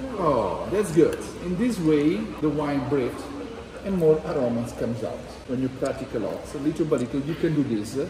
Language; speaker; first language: English; non-native, learner; Italian